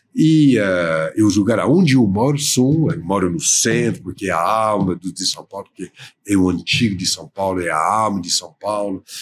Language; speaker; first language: Portuguese; non-native, fluent; French